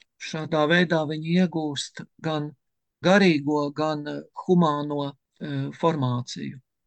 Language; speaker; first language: Latvian; native; Latvian